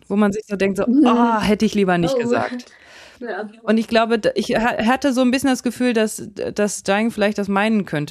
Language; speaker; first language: German; native; German